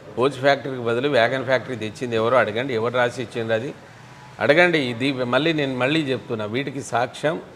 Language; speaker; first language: Telugu; non-native, local second language; Lambadi